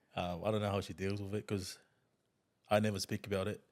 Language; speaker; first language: English; non-native, fluent; Tongan